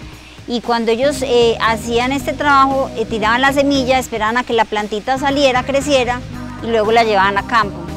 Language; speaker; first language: Spanish; native; Spanish